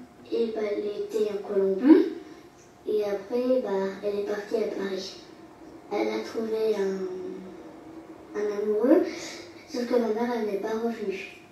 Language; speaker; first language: French; early bilingual, other home language; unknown